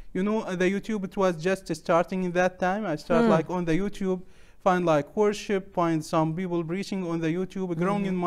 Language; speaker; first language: English; non-native, learner; Arabic